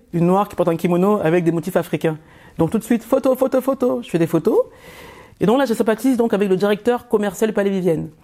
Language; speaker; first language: French; early bilingual, other home language; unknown